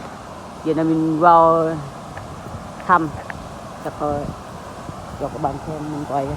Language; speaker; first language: Vietnamese; non-native, local second language; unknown